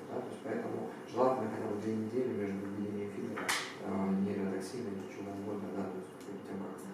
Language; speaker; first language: Russian; native; Russian